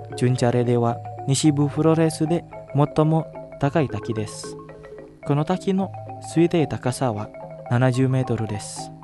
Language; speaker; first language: Japanese; non-native, fluent; Indonesian